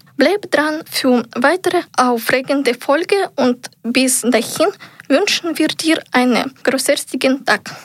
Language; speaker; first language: German; non-native, learner; Ukrainian